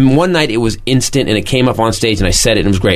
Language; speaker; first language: English; native; English